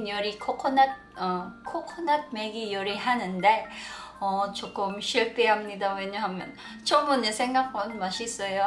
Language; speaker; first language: Korean; non-native, learner; Filipino